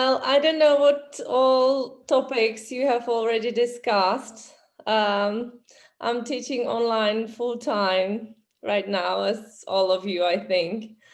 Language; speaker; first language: English; non-native, fluent; Czech